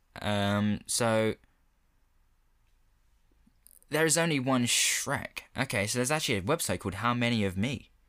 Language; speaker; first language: English; native; English